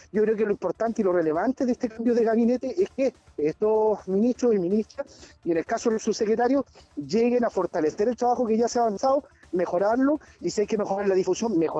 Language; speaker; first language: Spanish; native; Spanish